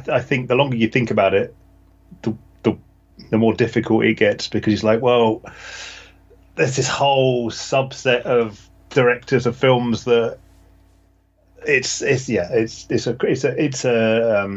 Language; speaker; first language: English; native; English